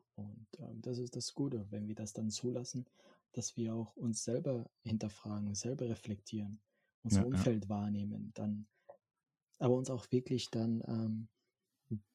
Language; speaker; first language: German; non-native, fluent; French